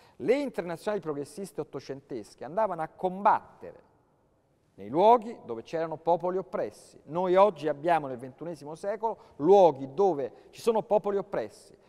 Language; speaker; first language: Italian; native; Italian